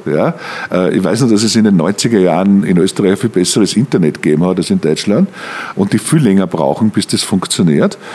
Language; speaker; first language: German; native; German